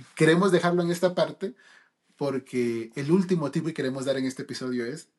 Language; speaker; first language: Spanish; early bilingual, heritage; Spanish